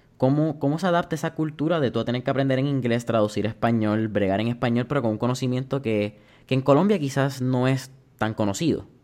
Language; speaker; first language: Spanish; native; Spanish